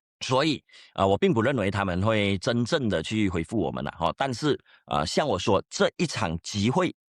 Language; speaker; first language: Chinese; native; Chinese